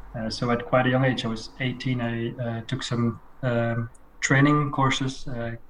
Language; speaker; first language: English; non-native, fluent; Dutch